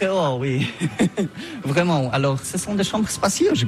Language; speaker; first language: French; non-native, learner; Polish